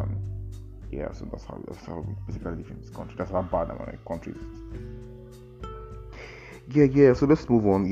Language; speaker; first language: English; non-native, local second language; Yoruba